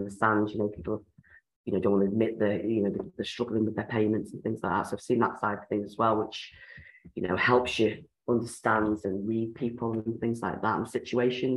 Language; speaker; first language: English; native; English